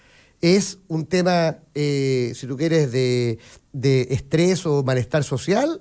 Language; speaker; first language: Spanish; native; Spanish